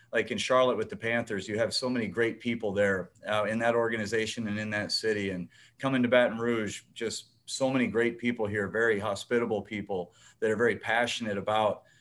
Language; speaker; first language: English; native; English